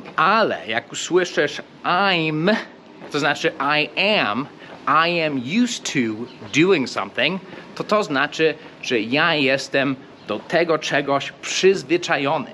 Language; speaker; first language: Polish; non-native, fluent; English